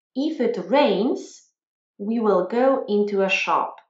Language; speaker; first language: English; non-native, fluent; Polish